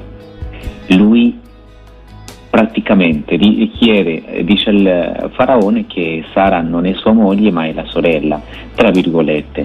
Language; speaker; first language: Italian; non-native, fluent; Spanish